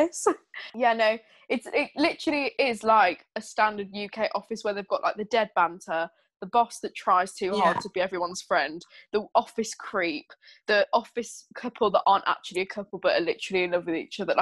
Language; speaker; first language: English; native; English